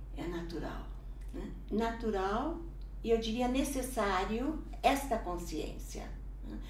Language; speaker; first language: Portuguese; early bilingual, other home language; Italian